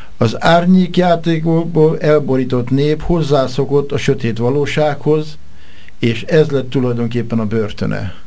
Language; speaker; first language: Hungarian; native; Hungarian